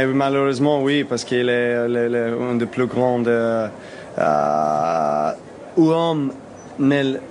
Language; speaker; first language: French; non-native, learner; Serbian